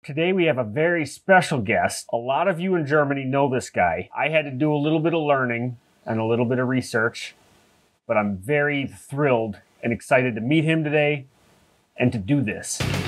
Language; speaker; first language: English; native; English